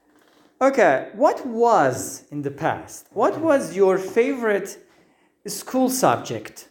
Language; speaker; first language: English; non-native, fluent; Turkish